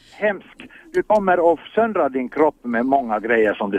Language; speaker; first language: Swedish; non-native, fluent; Finnish